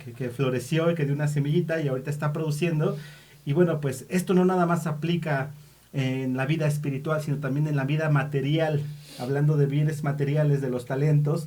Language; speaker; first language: Spanish; native; Spanish